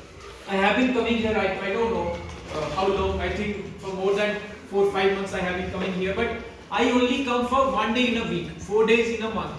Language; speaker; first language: English; non-native, local second language; Hindi